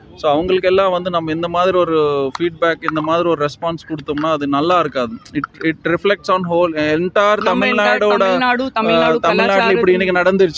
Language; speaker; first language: Tamil; non-native, learner; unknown